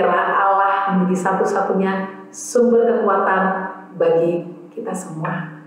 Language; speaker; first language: Indonesian; native; Indonesian